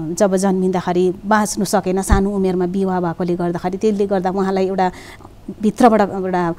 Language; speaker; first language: Nepali; native; Nepali